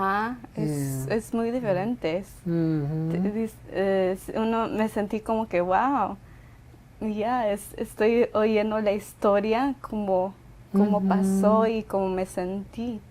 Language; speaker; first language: Spanish; early bilingual, other home language; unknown